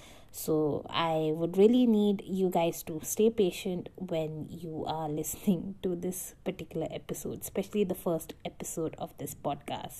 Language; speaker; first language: English; non-native, local second language; Hindi